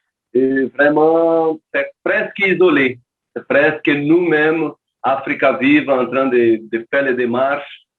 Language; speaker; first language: French; non-native, learner; Portuguese